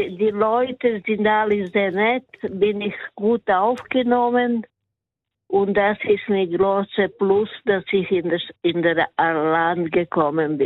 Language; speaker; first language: German; non-native, learner; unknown